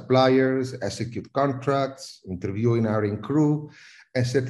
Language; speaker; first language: English; non-native, fluent; Italian